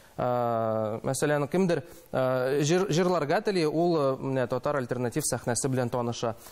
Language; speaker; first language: Tatar; non-native, local second language; Russian